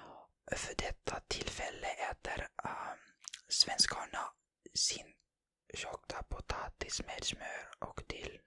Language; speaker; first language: Swedish; non-native, learner; Finnish